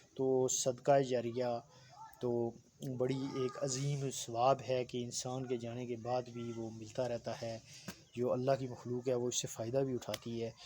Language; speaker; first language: Urdu; non-native, local second language; Punjabi